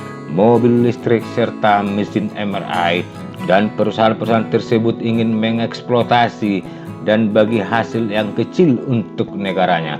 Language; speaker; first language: Indonesian; native; Indonesian